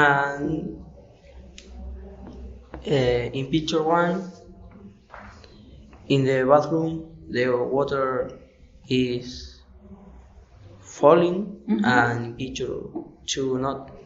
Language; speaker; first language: English; non-native, learner; Spanish